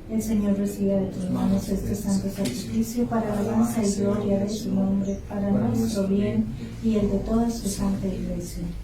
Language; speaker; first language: Spanish; native; Spanish